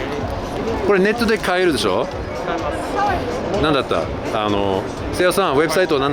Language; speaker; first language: Japanese; non-native, fluent; English